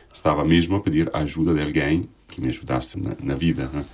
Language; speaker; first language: Portuguese; non-native, fluent; Italian